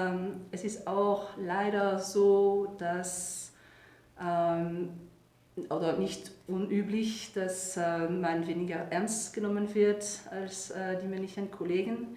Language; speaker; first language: German; non-native, fluent; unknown